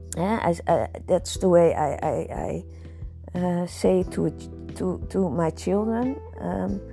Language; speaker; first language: English; non-native, learner; Dutch